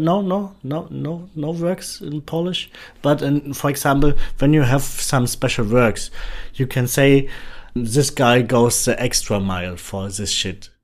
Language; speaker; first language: English; non-native, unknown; German